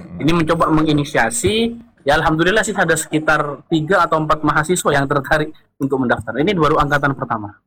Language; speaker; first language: Indonesian; non-native, local second language; Madurese